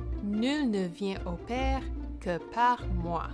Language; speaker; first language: French; native; French